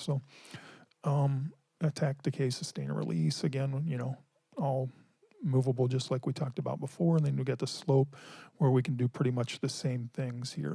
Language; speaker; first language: English; native; English